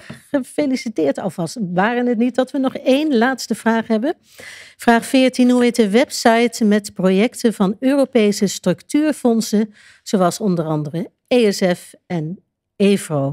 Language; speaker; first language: Dutch; native; Dutch